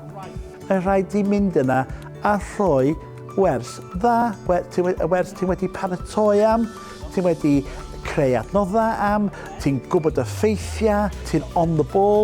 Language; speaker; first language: Welsh; non-native, local second language; English